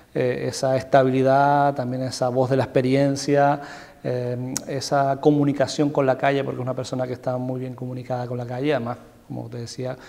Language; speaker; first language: Spanish; native; Spanish